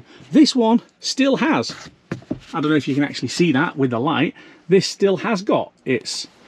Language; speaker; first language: English; native; English